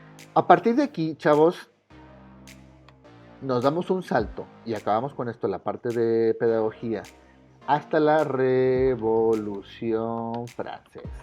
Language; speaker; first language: Spanish; native; Spanish